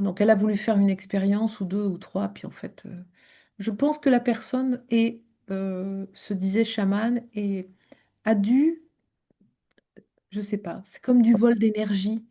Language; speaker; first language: French; native; French